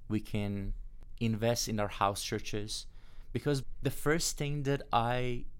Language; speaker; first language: English; non-native, fluent; Persian